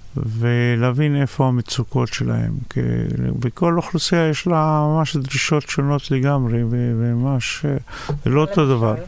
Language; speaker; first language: Hebrew; non-native, local second language; Arabic